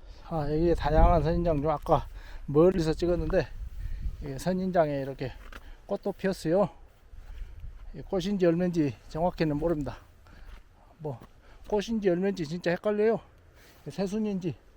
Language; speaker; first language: Korean; native; Korean